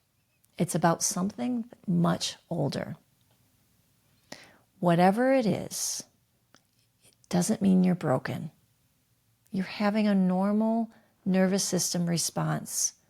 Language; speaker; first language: English; native; English